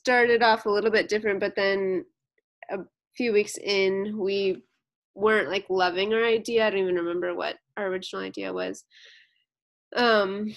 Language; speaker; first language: English; native; English